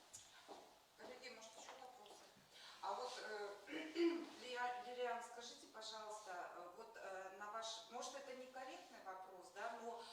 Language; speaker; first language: Russian; native; Russian